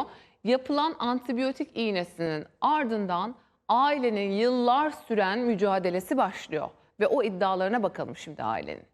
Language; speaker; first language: Turkish; native; Turkish